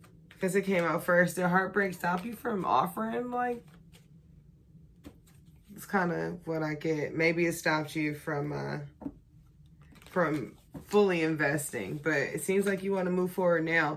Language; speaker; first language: English; native; English